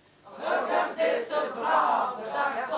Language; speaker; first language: French; non-native, learner; Russian